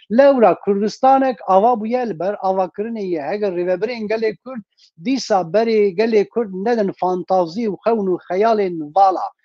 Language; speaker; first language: Kurdish; native; Kurdish